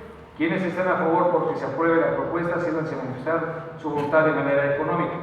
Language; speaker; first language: Spanish; native; Spanish